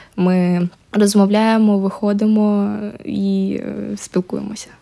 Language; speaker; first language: Ukrainian; native; Ukrainian